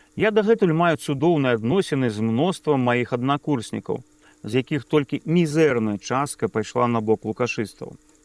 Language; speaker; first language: Belarusian; native; Belarusian